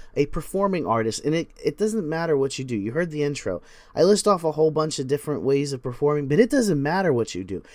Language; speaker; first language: English; native; English